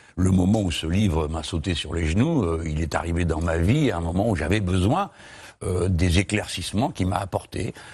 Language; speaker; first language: French; native; French